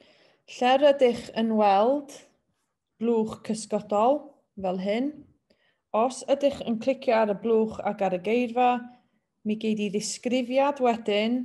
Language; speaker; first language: Welsh; native; Welsh